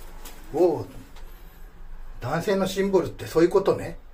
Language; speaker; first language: Japanese; native; Japanese